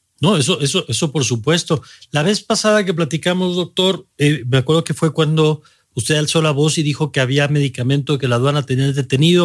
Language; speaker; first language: Spanish; native; Spanish